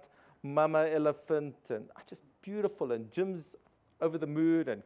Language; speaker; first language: English; native; English